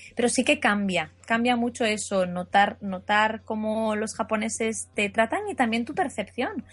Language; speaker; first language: Spanish; native; Spanish